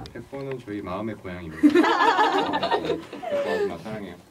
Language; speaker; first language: Korean; early bilingual, heritage; Korean